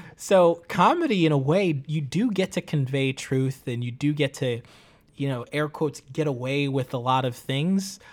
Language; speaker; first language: English; early bilingual, other home language; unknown